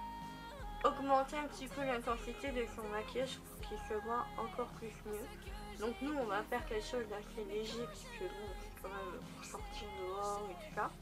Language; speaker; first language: French; native; French